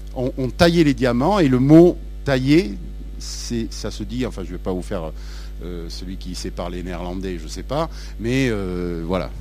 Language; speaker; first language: French; native; French